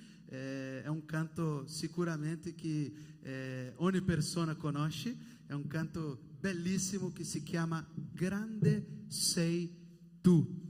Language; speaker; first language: Italian; non-native, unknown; Portuguese